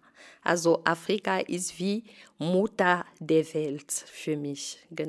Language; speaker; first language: German; non-native, fluent; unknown